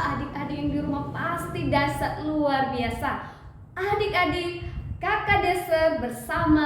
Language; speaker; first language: Indonesian; native; Indonesian